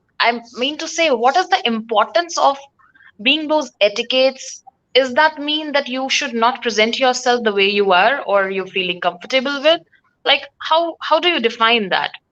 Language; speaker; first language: English; non-native, local second language; Hindi